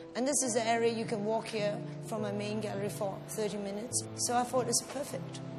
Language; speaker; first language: English; non-native, local second language; Cantonese